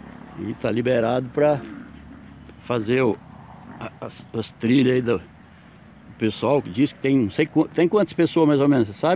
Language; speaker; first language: Portuguese; native; Portuguese